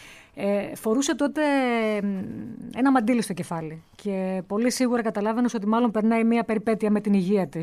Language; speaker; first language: Greek; native; Greek